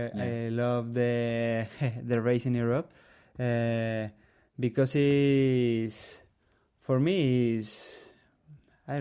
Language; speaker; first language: English; non-native, learner; Spanish